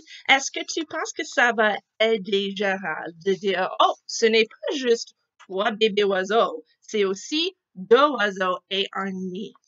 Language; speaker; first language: French; non-native, fluent; English